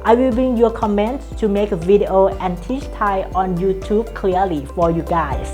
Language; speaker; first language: English; non-native, fluent; Thai